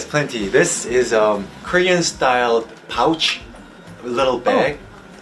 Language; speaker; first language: English; non-native, learner; Korean